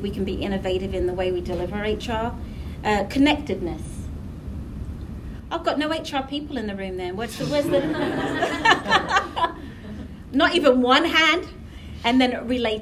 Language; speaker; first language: English; native; English